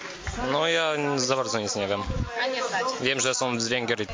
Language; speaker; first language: Polish; early bilingual, other home language; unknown